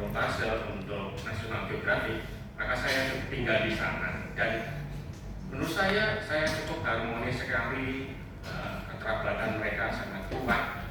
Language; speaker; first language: Indonesian; native; Indonesian